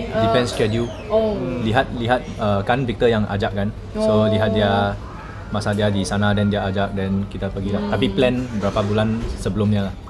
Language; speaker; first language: Indonesian; non-native, learner; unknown